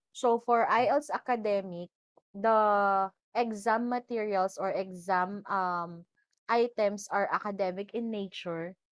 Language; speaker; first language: English; non-native, local second language; Filipino